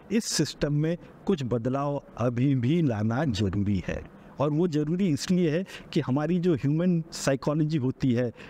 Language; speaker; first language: Hindi; native; Hindi